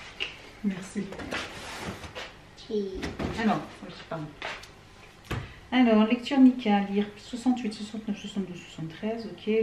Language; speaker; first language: French; native; French